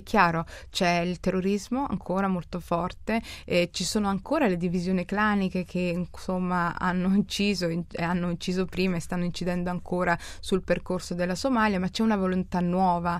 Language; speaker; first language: Italian; early bilingual, other home language; Somali